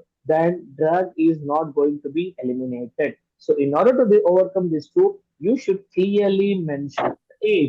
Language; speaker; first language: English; non-native, local second language; Telugu